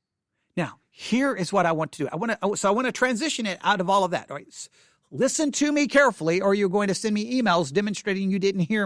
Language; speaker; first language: English; native; English